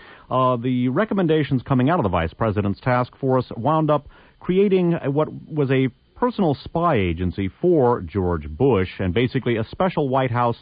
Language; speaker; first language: English; native; English